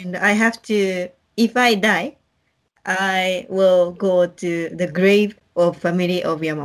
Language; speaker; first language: English; non-native, learner; Japanese